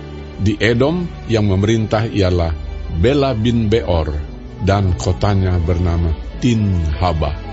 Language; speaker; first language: Indonesian; native; Indonesian